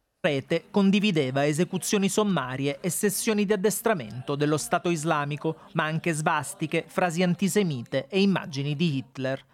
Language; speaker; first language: Italian; native; Italian